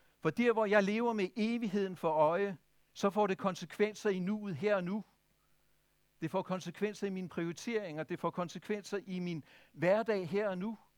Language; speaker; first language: Danish; native; Danish